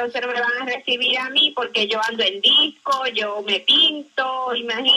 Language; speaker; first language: Spanish; native; Spanish